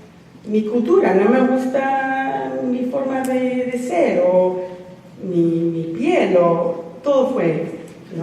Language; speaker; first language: Spanish; non-native, fluent; English